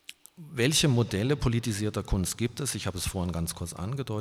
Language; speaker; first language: German; native; German